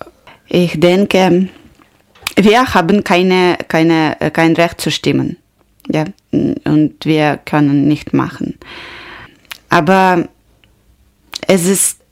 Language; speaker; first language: German; non-native, learner; Ukrainian